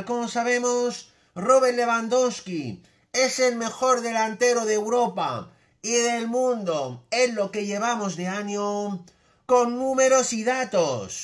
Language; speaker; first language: Spanish; native; Spanish